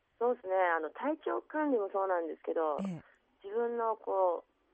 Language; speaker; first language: Japanese; native; Japanese